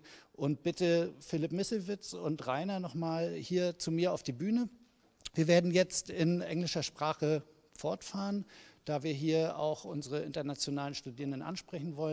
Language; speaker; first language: German; native; German